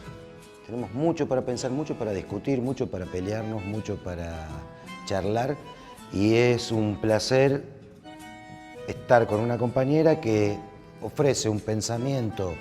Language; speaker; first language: Spanish; native; Spanish